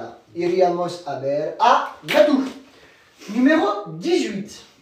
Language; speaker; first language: French; native; French